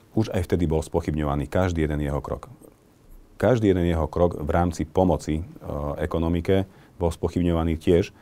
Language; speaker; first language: Slovak; non-native, local second language; Hungarian